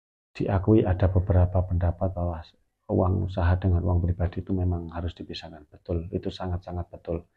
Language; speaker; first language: Indonesian; native; Indonesian